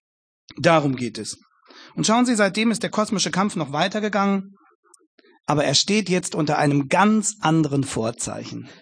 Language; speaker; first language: German; native; German